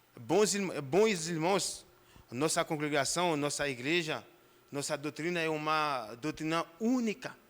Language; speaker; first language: Portuguese; non-native, fluent; Haitian Creole